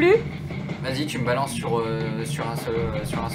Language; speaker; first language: French; native; French